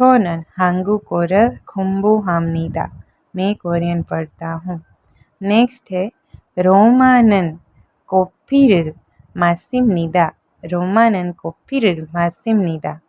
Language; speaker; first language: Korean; non-native, fluent; Hindi